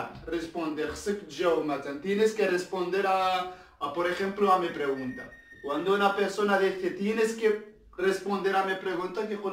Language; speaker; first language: Spanish; non-native, fluent; Arabic